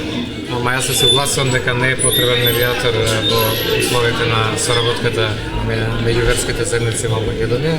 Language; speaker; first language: Macedonian; native; Macedonian